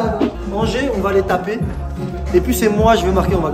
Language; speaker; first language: French; native; French